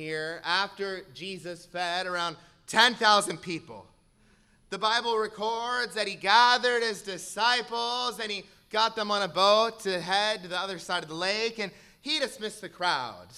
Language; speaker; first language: English; native; English